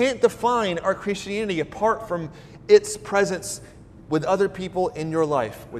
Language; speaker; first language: English; native; English